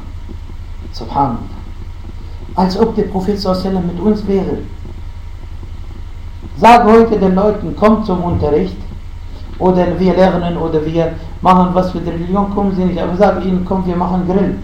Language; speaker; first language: German; non-native, fluent; Arabic